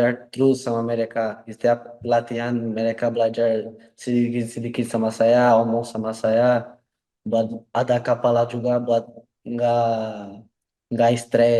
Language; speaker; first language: Indonesian; non-native, learner; Portuguese